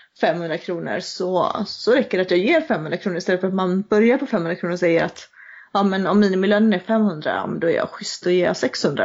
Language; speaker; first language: Swedish; native; Swedish